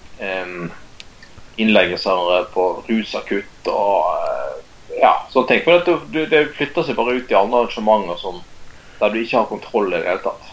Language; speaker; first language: Norwegian; native; Norwegian